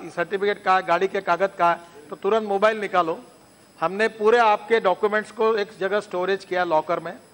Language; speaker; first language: Hindi; non-native, local second language; Marathi